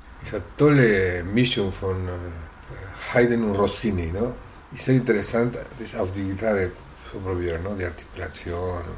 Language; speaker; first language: German; non-native, learner; Spanish